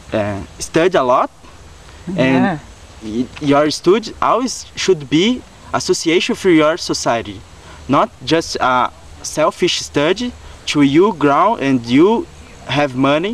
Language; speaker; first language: English; non-native, learner; Portuguese